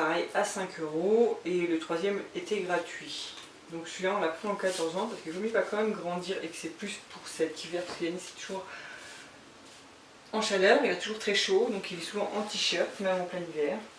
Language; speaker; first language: French; native; French